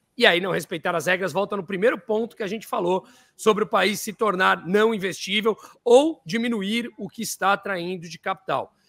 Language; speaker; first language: Portuguese; native; Portuguese